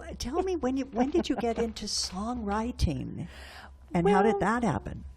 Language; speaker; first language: English; native; English